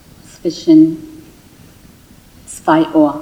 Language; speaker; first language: German; non-native, learner; Kurdish